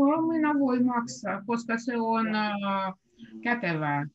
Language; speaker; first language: Finnish; non-native, learner; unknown